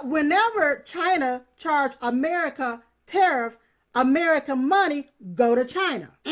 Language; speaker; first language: English; native; English